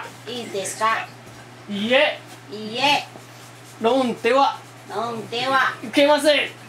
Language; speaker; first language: Japanese; non-native, learner; Chinese